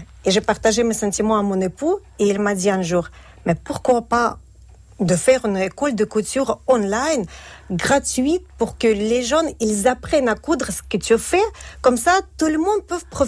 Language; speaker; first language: French; non-native, fluent; Russian